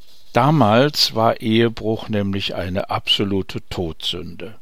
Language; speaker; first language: German; native; German